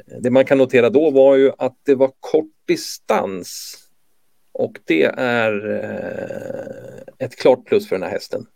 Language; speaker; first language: Swedish; native; Swedish